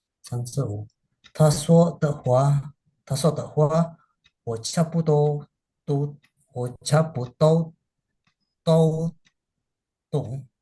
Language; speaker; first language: Chinese; non-native, learner; Indonesian